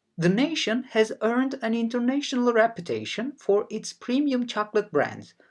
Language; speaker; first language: English; non-native, fluent; Turkish